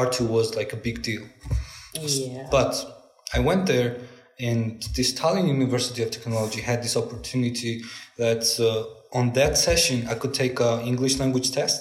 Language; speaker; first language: English; non-native, fluent; Georgian